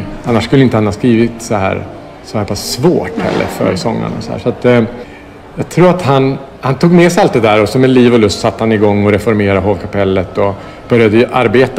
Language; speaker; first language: Swedish; native; Swedish